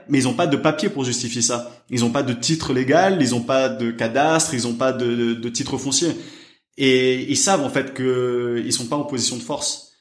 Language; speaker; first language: French; native; French